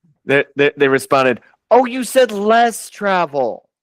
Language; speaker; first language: English; native; English